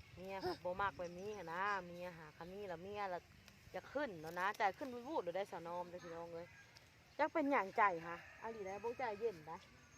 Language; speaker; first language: Thai; native; Thai